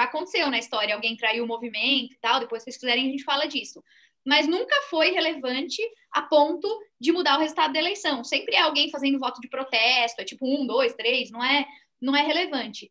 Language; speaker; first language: Portuguese; native; Portuguese